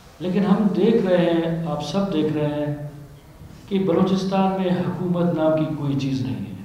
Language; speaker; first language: Urdu; non-native, local second language; Baluchi